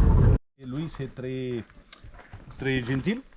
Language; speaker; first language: French; non-native, learner; Spanish